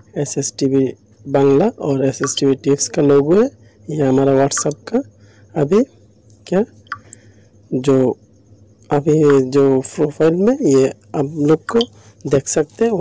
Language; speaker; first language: Hindi; non-native, local second language; Bangla